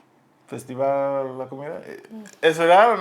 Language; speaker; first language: Spanish; non-native, learner; English